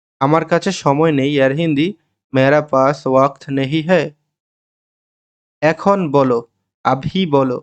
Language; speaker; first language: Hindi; non-native, learner; Bangla